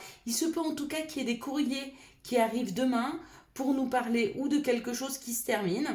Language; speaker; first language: French; native; French